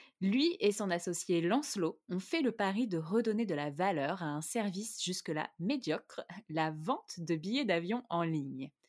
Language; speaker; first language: French; native; French